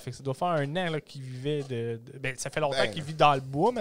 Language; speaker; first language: French; native; French